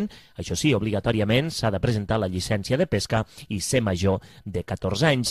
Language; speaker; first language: Catalan; native; Catalan